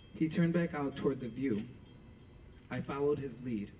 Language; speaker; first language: English; native; English